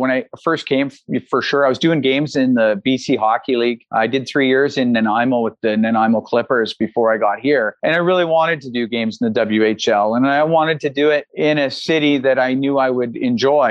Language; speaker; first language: English; native; English